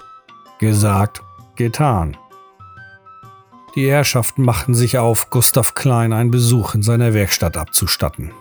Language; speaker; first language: German; native; German